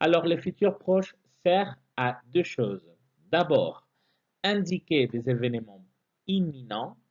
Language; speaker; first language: French; non-native, fluent; Spanish